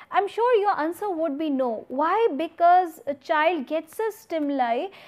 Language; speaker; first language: English; non-native, local second language; Hindi